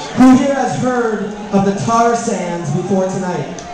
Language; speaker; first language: English; native; English